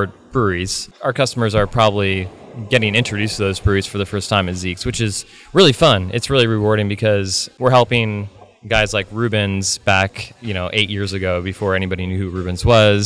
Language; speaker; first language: English; native; English